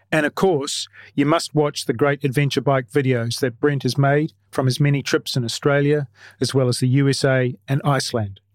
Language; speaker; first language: English; native; English